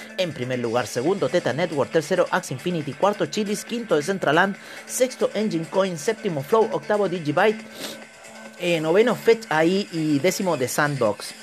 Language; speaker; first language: Spanish; native; Spanish